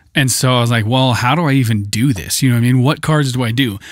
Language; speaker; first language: English; native; English